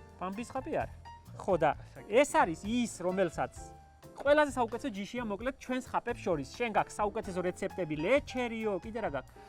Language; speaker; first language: Georgian; native; Georgian